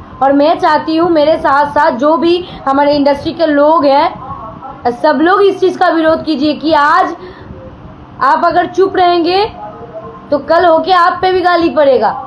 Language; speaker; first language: Hindi; non-native, local second language; Bangla